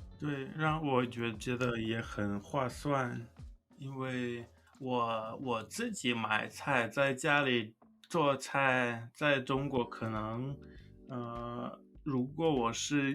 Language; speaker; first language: Chinese; non-native, fluent; English